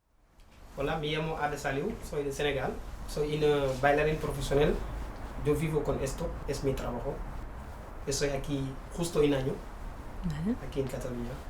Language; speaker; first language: Spanish; non-native, local second language; Wolof